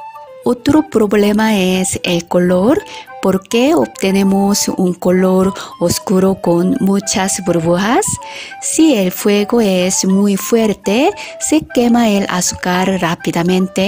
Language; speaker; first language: Spanish; non-native, fluent; Korean